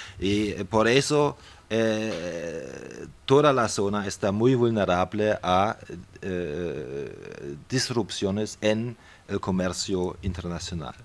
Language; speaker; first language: Spanish; non-native, fluent; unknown